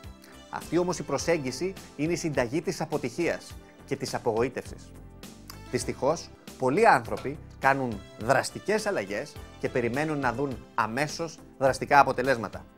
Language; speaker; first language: Greek; native; Greek